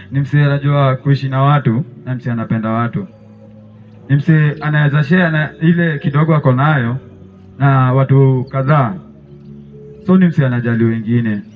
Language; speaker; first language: Swahili; native; Swahili